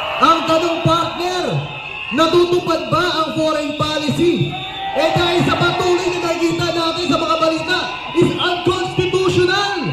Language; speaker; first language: Filipino; native; Filipino